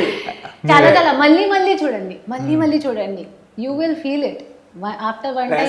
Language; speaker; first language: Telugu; non-native, learner; Hindi